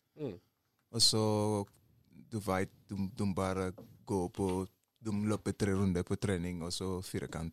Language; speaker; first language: Norwegian; non-native, learner; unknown